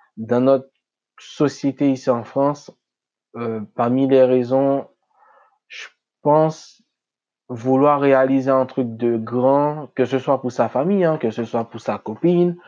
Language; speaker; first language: French; non-native, local second language; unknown